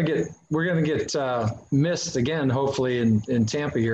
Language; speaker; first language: English; native; English